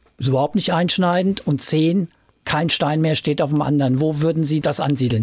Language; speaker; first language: German; native; German